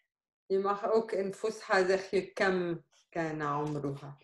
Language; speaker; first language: Dutch; non-native, fluent; Arabic